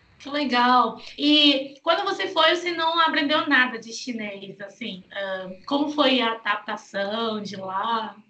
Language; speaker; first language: Portuguese; non-native, fluent; Chinese